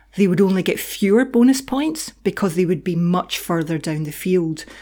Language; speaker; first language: English; native; English